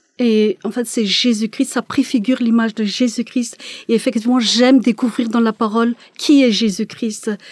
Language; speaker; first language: French; non-native, local second language; Malagasy